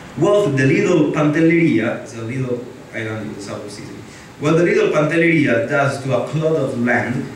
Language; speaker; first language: English; non-native, fluent; Italian